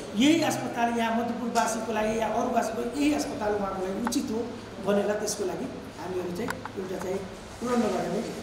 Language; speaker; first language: Nepali; native; Nepali